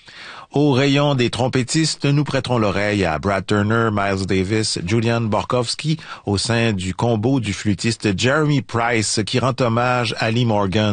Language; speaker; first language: French; native; French